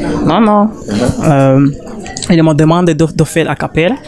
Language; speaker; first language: French; non-native, learner; Rundi